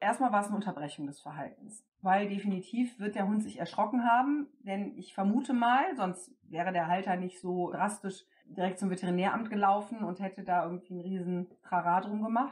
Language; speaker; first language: German; native; German